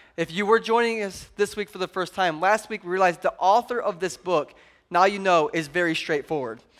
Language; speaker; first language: English; native; English